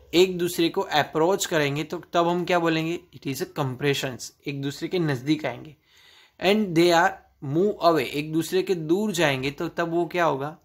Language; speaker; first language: Hindi; non-native, local second language; Gujarati